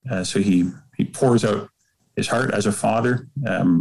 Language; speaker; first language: English; native; English